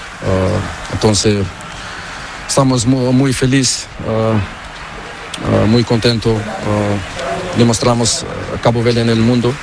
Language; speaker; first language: Spanish; non-native, learner; Portuguese